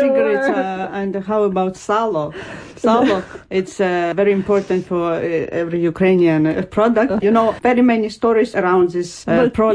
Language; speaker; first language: English; non-native, fluent; Ukrainian